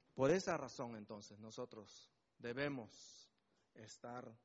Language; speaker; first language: Spanish; native; Spanish